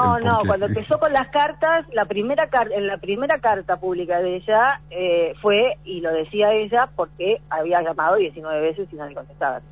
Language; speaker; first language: Spanish; native; Spanish